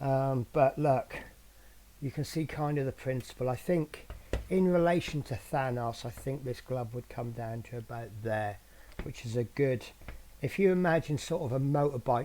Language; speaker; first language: English; native; English